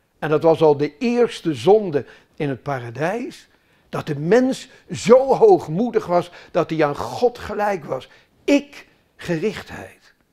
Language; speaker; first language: Dutch; native; Dutch